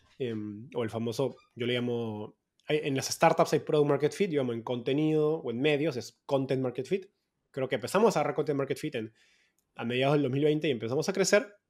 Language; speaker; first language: Spanish; native; Spanish